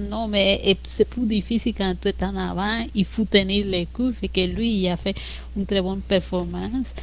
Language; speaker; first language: French; non-native, fluent; Spanish